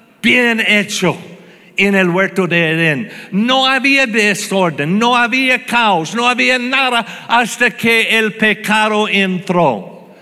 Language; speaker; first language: Spanish; non-native, fluent; English